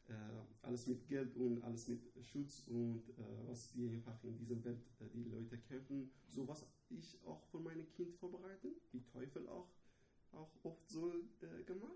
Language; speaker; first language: German; non-native, learner; Persian